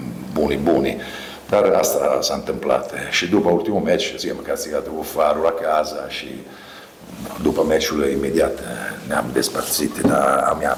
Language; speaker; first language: Romanian; non-native, learner; Italian